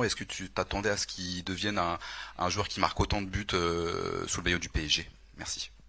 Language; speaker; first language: French; native; French